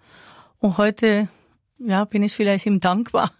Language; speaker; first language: German; non-native, fluent; Spanish